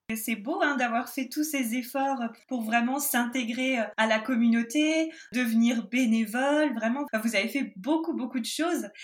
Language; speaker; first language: French; native; French